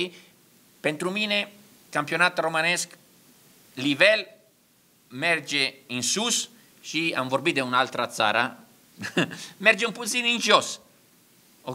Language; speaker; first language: Romanian; non-native, learner; Italian